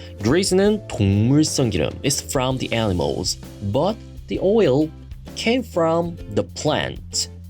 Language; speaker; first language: English; non-native, fluent; Korean